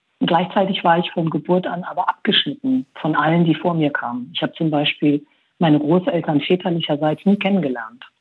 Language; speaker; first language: German; early bilingual, other home language; Persian